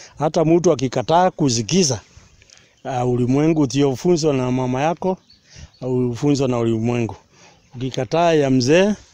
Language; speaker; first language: Swahili; non-native, local second language; Meru